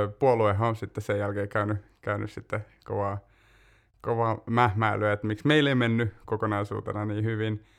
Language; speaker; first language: Finnish; native; Finnish